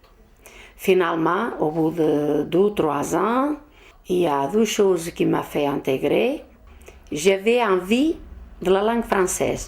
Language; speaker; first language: French; non-native, fluent; Portuguese